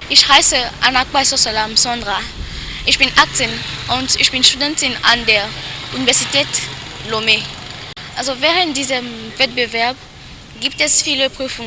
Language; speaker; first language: German; non-native, learner; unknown